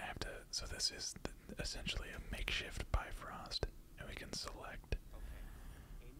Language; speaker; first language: English; native; English